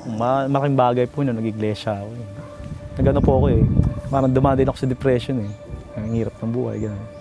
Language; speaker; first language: Filipino; native; Filipino